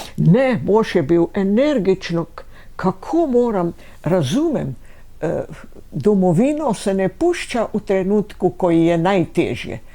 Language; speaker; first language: Slovenian; native; Slovenian